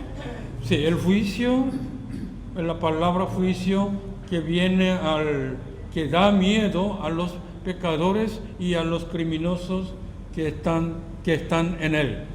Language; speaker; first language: Spanish; non-native, fluent; Korean